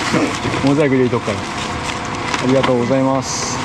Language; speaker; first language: Japanese; native; Japanese